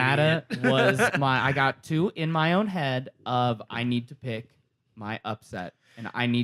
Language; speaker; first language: English; native; English